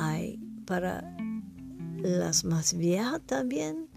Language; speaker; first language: Spanish; non-native, learner; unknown